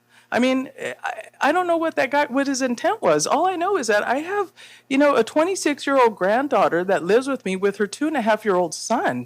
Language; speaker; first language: English; native; English